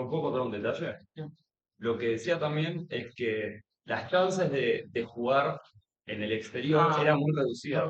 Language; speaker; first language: Spanish; native; Spanish